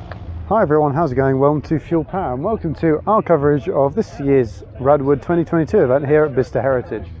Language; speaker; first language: English; native; English